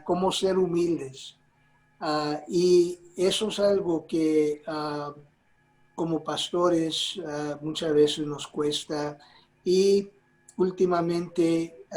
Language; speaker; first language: Spanish; early bilingual, heritage; Spanish